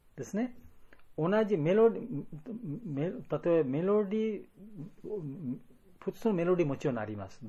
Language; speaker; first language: Japanese; non-native, learner; Bangla